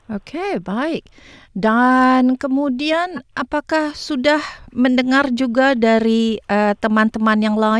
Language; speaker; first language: Indonesian; native; Indonesian